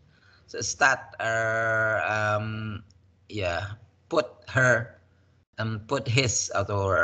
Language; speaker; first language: English; non-native, fluent; Indonesian